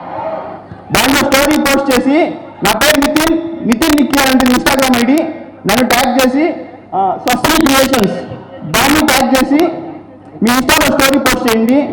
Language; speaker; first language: Telugu; native; Telugu